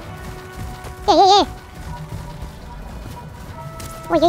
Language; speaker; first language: Russian; native; Russian